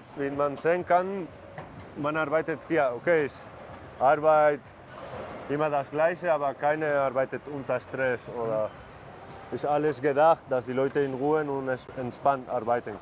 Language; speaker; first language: German; non-native, fluent; Spanish